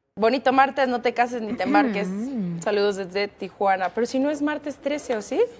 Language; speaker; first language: Spanish; native; Spanish